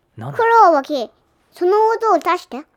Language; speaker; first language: Japanese; early bilingual, heritage; Japanese